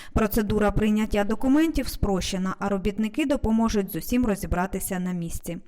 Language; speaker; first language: Ukrainian; native; Ukrainian